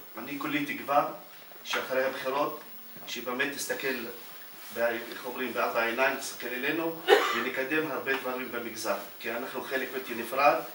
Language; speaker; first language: Hebrew; non-native, local second language; Arabic